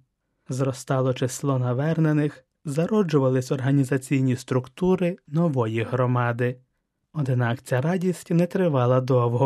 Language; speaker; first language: Ukrainian; native; Ukrainian